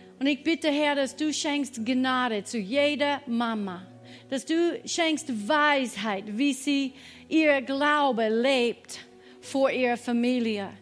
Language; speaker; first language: German; non-native, fluent; English